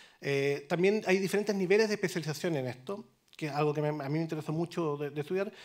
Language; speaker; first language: Spanish; native; Spanish